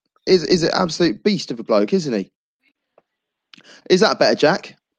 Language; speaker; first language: English; native; English